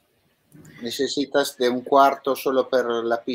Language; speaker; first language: Spanish; non-native, fluent; Italian